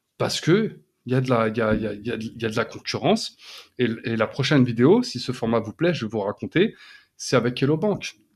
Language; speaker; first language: French; native; French